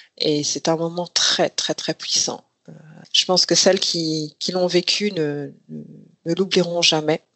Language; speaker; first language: French; non-native, local second language; Rundi